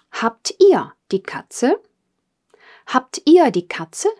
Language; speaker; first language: German; non-native, fluent; Russian